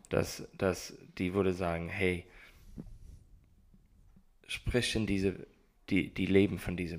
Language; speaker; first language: German; non-native, learner; English